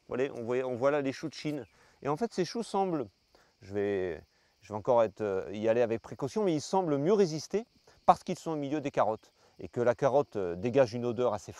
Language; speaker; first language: French; native; French